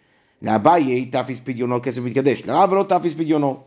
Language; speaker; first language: Hebrew; native; Hebrew